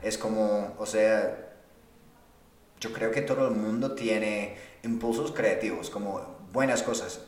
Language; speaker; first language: Spanish; non-native, fluent; English